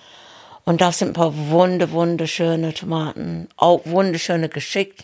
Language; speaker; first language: German; non-native, fluent; English